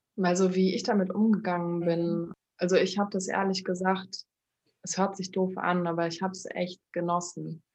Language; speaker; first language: German; early bilingual, other home language; Turkish